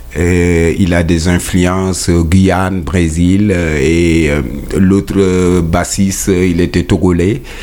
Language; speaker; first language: French; non-native, local second language; Wolof